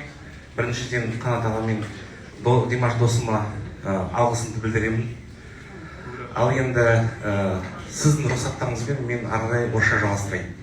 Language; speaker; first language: Kazakh; non-native, local second language; Russian